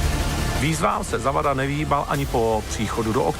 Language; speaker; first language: Czech; native; Czech